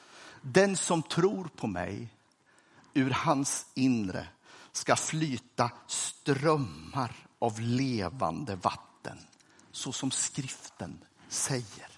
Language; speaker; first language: Swedish; native; Swedish